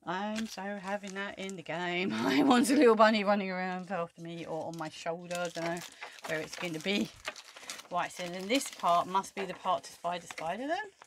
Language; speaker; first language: English; native; English